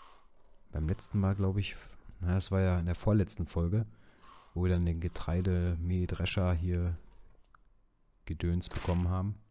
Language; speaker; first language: German; native; German